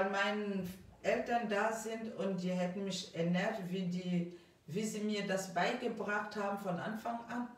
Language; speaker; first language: German; non-native, fluent; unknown